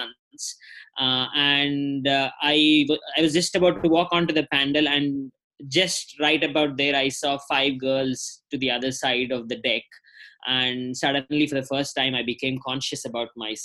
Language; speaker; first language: English; non-native, local second language; Telugu